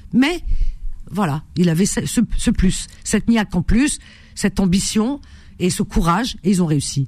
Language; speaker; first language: French; native; French